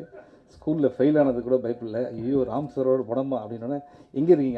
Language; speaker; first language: Tamil; native; Tamil